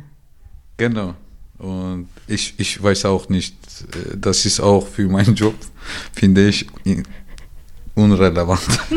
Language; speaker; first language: German; non-native, learner; Turkish